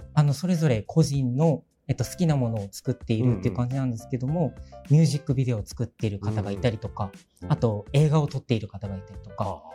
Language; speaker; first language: Japanese; native; Japanese